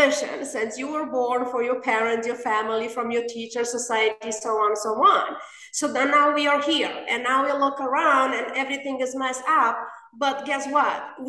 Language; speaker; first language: English; non-native, fluent; Romanian